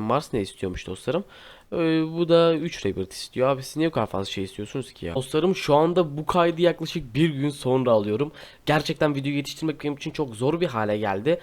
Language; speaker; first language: Turkish; native; Turkish